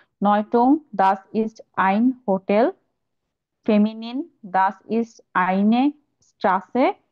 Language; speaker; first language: German; non-native, learner; Bangla